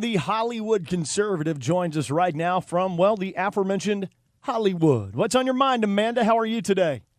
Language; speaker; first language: English; native; English